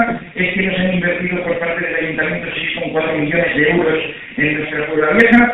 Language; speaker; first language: Spanish; native; Spanish